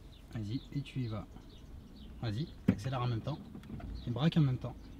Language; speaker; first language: French; native; French